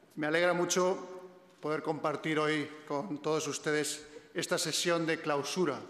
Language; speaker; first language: Spanish; native; Spanish